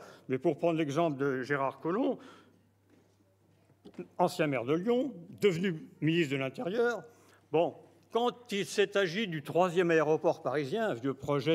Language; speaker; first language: French; native; French